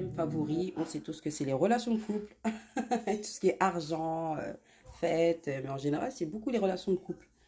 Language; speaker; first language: French; native; French